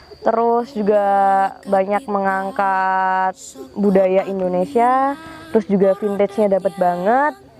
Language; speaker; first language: Indonesian; non-native, local second language; Javanese